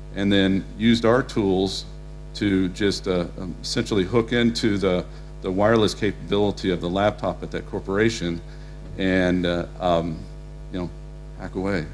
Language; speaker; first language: English; native; English